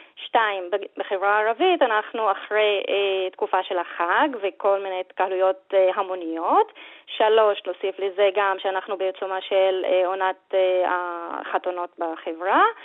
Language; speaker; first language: Hebrew; non-native, local second language; Arabic